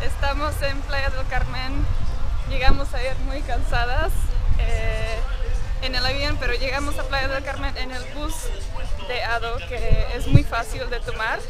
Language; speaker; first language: Spanish; non-native, fluent; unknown